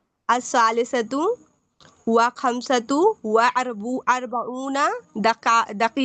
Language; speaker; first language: Arabic; non-native, learner; Urdu